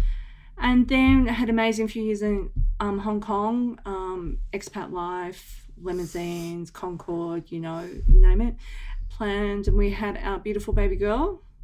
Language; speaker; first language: English; native; English